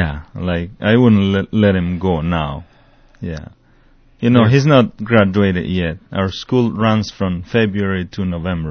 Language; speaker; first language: English; non-native, fluent; Spanish